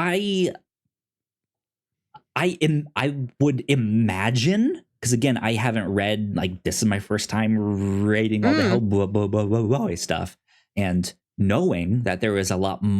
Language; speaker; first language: English; native; English